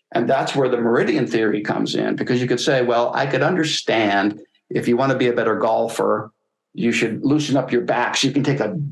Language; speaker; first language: English; native; English